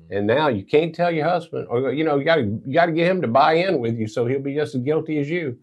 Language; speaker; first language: English; native; English